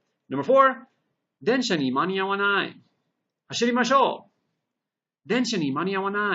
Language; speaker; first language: Japanese; non-native, fluent; English